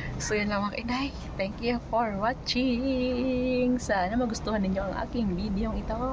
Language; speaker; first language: Filipino; non-native, local second language; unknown